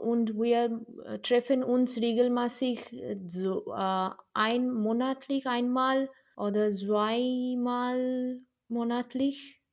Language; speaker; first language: German; non-native, learner; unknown